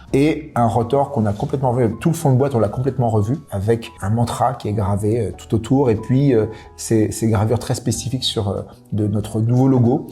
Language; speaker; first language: French; native; French